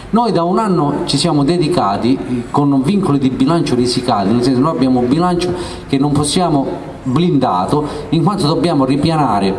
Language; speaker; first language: Italian; native; Italian